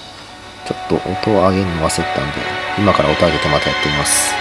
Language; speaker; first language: Japanese; native; Japanese